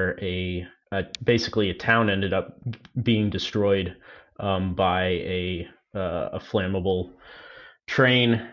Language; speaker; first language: English; native; English